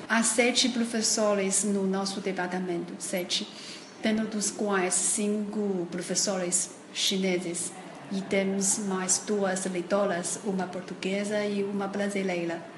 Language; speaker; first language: Portuguese; non-native, fluent; Chinese